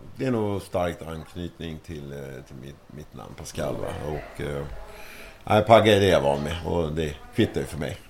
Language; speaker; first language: Swedish; early bilingual, other home language; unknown